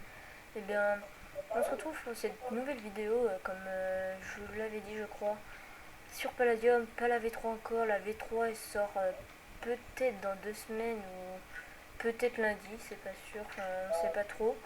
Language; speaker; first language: French; native; French